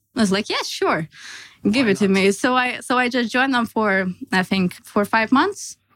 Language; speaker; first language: English; non-native, fluent; Lithuanian